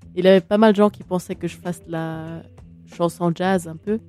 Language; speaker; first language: French; native; French